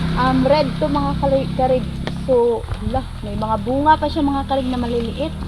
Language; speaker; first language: Filipino; non-native, local second language; Cebuano